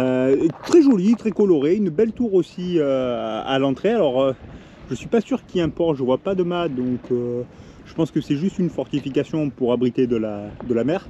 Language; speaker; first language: French; native; French